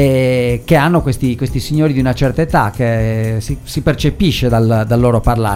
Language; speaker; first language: Italian; native; Italian